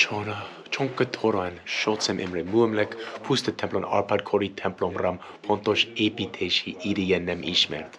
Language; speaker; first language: Hungarian; non-native, learner; English